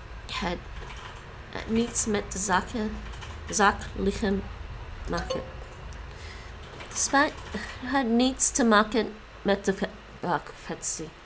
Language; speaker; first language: Dutch; non-native, learner; English